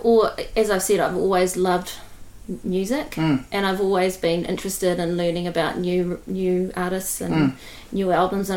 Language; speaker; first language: English; native; English